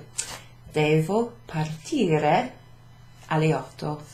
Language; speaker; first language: Italian; non-native, fluent; English